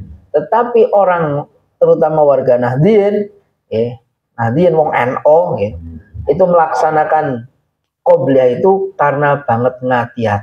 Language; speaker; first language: Indonesian; non-native, local second language; Javanese